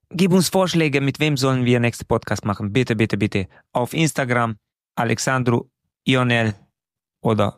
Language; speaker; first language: German; non-native, fluent; Romanian